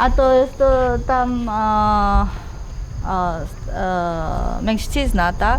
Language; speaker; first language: Polish; non-native, learner; Korean